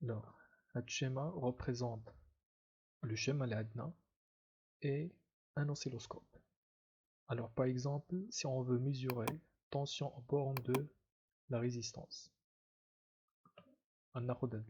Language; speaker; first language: French; non-native, local second language; Arabic